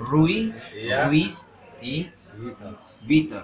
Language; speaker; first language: French; non-native, learner; Portuguese